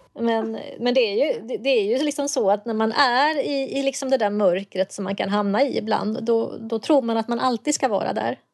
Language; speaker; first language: Swedish; native; Swedish